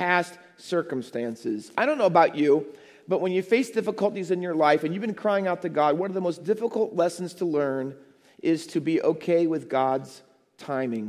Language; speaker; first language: English; native; English